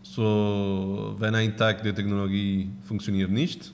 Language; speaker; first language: German; non-native, learner; Spanish